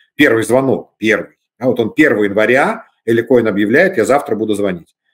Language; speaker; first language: Russian; native; Russian